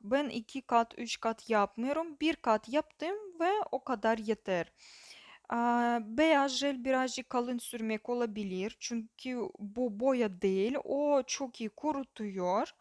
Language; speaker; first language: Turkish; non-native, learner; Russian